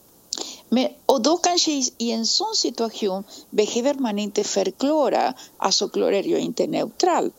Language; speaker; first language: Swedish; non-native, fluent; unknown